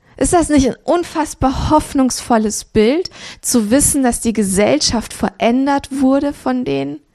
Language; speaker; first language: German; early bilingual, other home language; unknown